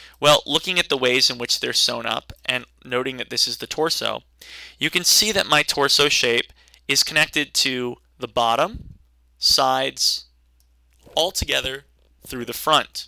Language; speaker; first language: English; native; English